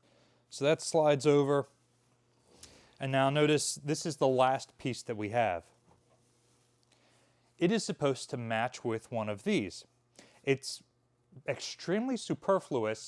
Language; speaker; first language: English; native; English